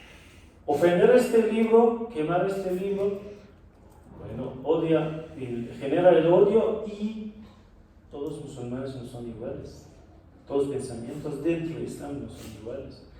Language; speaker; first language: Spanish; non-native, fluent; Persian